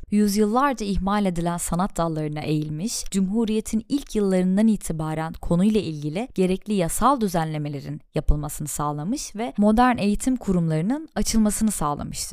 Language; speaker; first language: Turkish; native; Turkish